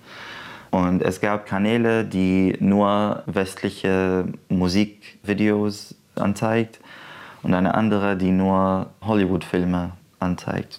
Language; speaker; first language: German; non-native, fluent; Arabic